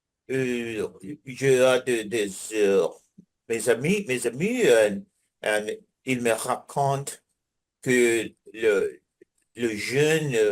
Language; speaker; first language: French; non-native, learner; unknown